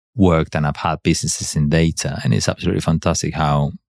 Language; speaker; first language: English; non-native, fluent; Spanish